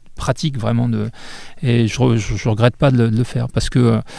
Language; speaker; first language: French; native; French